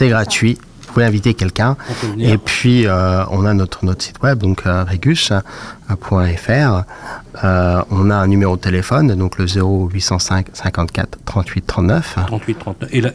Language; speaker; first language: French; native; French